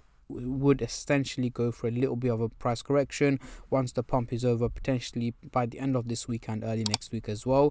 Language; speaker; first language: English; native; English